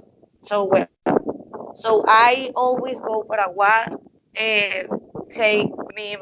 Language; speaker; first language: English; non-native, learner; Spanish